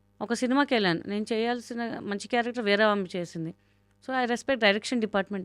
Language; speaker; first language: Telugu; non-native, local second language; Hindi